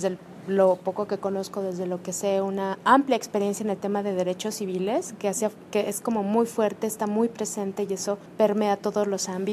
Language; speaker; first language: Spanish; native; Spanish